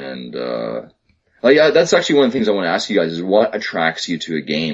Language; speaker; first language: English; native; English